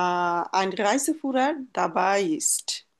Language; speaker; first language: German; non-native, fluent; Bangla